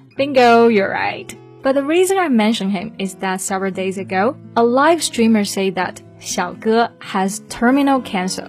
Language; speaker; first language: English; non-native, fluent; Chinese